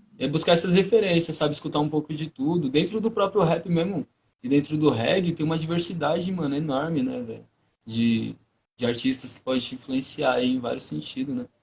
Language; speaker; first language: Portuguese; non-native, local second language; Guarani